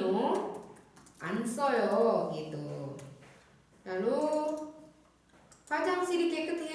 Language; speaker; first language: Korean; non-native, fluent; Indonesian